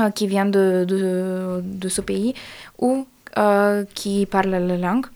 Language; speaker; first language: French; non-native, fluent; Bulgarian